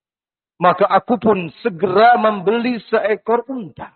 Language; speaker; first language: Indonesian; native; Indonesian